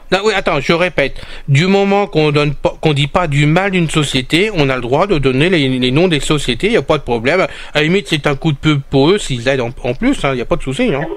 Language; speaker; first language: French; native; French